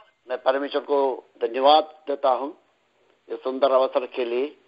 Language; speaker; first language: Hindi; non-native, local second language; Malayalam